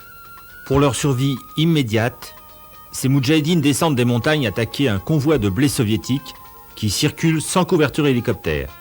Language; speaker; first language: French; native; French